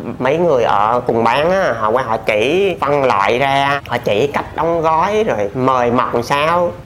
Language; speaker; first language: Vietnamese; native; Vietnamese